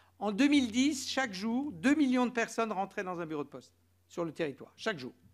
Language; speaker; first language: French; native; French